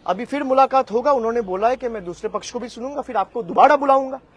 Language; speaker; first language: Hindi; non-native, local second language; Bangla